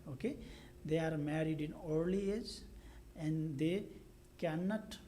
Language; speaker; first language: English; non-native, local second language; Nepali